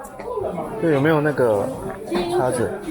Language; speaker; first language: Chinese; non-native, fluent; Korean